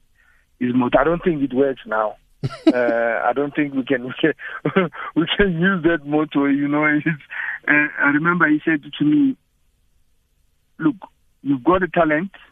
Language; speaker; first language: English; non-native, local second language; Tswana